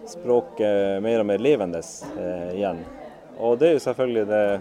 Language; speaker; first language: Norwegian; non-native, fluent; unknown